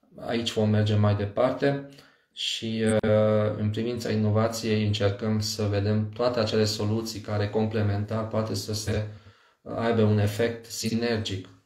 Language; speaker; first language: Romanian; non-native, local second language; Hungarian